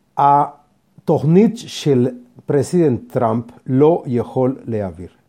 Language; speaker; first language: Hebrew; non-native, fluent; English